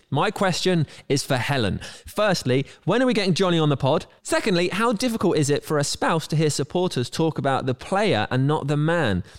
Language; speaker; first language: English; native; English